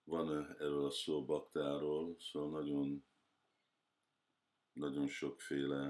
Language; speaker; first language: Hungarian; early bilingual, heritage; Hungarian